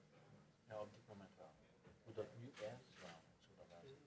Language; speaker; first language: Dutch; non-native, fluent; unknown